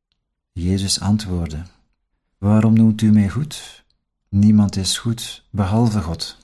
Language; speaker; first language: Dutch; native; Dutch